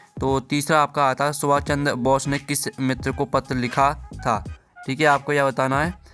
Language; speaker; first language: Hindi; native; Hindi